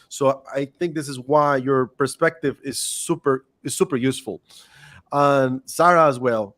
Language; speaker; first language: English; non-native, fluent; Spanish